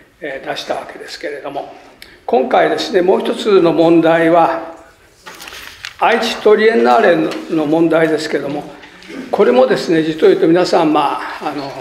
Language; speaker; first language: Japanese; native; Japanese